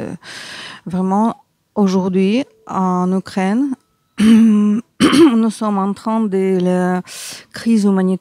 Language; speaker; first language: French; non-native, learner; Ukrainian